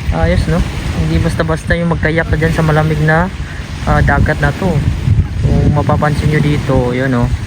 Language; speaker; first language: Filipino; native; Filipino